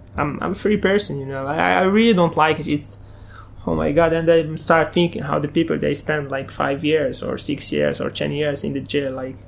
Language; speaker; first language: English; non-native, fluent; Arabic